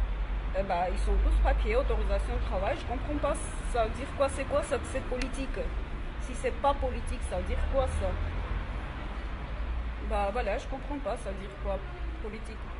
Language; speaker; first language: French; non-native, learner; Armenian